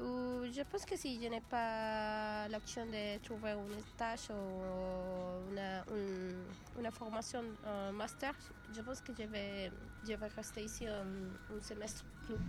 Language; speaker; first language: French; non-native, learner; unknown